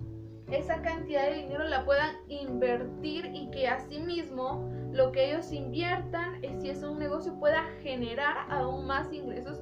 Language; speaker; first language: Spanish; native; Spanish